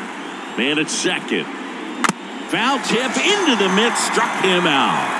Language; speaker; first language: English; native; English